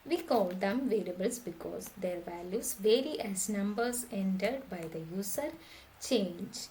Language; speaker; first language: English; non-native, local second language; Malayalam